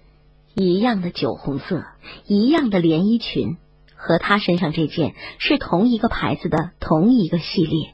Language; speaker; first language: Chinese; native; Chinese